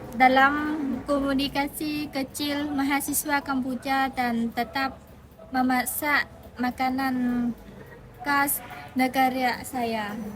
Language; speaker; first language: Indonesian; non-native, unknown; Khmer